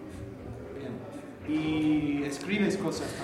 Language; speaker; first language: Spanish; non-native, learner; English